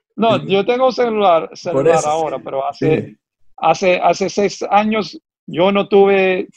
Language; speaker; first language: Spanish; early bilingual, heritage; Spanish